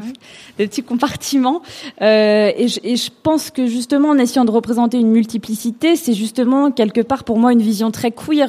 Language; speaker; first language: French; native; French